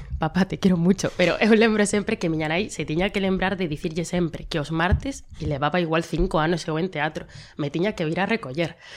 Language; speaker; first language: Galician; non-native, local second language; Spanish